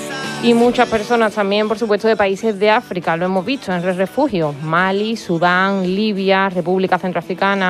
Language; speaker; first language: Spanish; native; Spanish